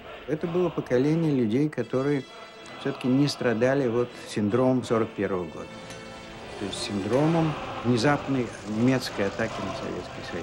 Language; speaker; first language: Russian; native; Russian